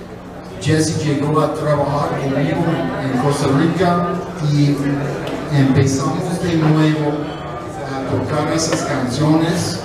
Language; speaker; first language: Spanish; non-native, fluent; English